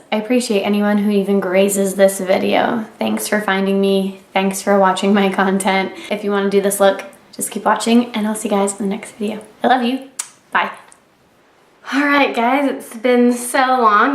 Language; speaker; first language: English; native; English